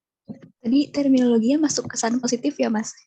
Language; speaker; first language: Indonesian; native; Indonesian